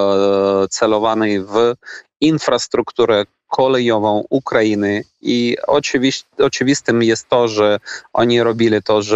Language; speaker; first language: Polish; non-native, fluent; Ukrainian